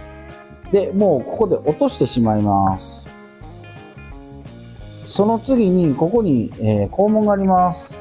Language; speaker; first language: Japanese; native; Japanese